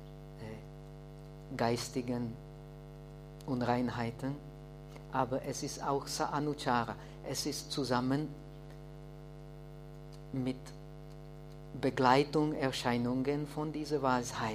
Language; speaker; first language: German; non-native, fluent; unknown